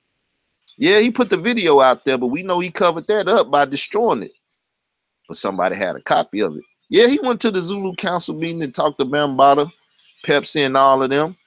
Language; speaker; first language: English; native; English